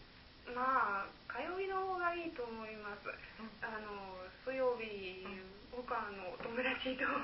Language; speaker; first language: Japanese; non-native, learner; German